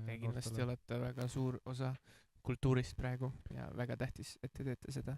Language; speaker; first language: Estonian; native; Estonian